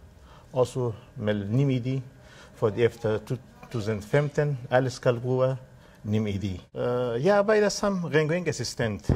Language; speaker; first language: Danish; non-native, learner; Persian